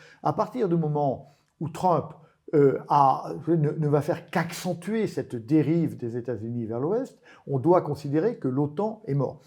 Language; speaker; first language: French; native; French